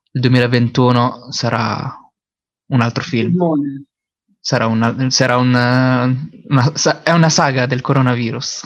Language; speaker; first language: Italian; early bilingual, other home language; Filipino